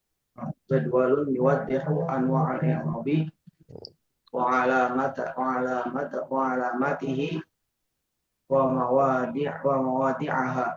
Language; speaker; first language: Arabic; non-native, learner; Indonesian